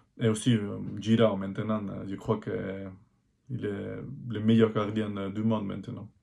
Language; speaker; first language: French; non-native, fluent; Spanish